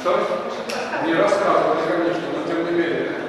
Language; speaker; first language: Russian; native; Russian